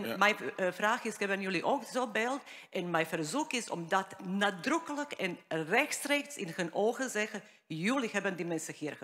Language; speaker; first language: Dutch; non-native, fluent; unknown